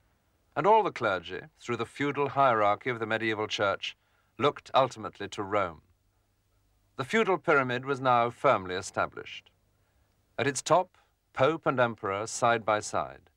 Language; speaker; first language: English; native; English